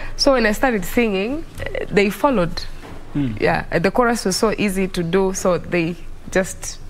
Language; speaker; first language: English; non-native, local second language; Luo (Kenya and Tanzania)